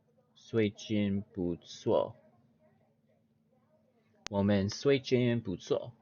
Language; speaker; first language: Chinese; non-native, learner; English